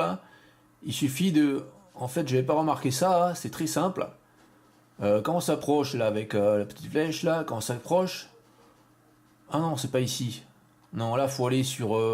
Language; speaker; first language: French; native; French